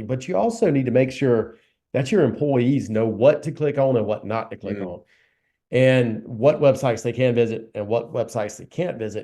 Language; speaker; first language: English; native; English